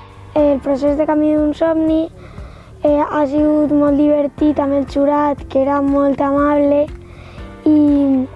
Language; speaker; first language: Catalan; non-native, local second language; Spanish